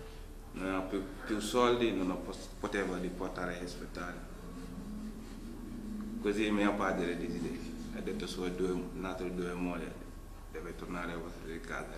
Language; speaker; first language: Italian; non-native, learner; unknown